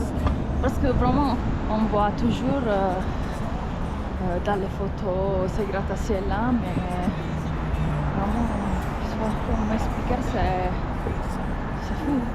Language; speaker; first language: French; non-native, fluent; Italian